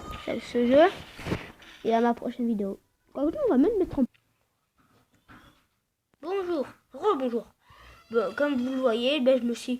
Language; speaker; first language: French; native; French